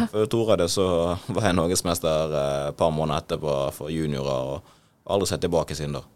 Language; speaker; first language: Norwegian; early bilingual, other home language; Swahili